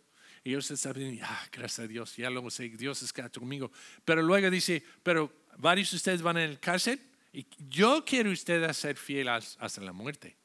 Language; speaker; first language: Spanish; non-native, fluent; English